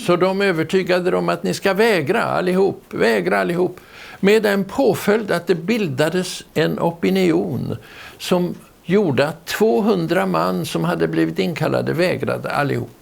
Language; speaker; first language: Swedish; native; Swedish